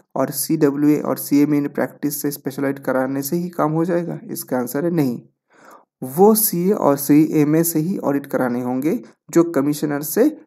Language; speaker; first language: Hindi; non-native, local second language; Bangla